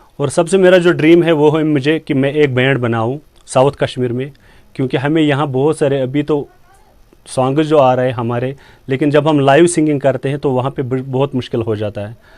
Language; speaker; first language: Hindi; non-native, local second language; Kashmiri